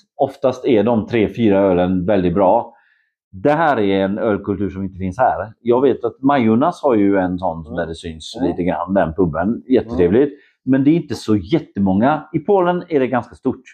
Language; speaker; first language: Swedish; non-native, fluent; Polish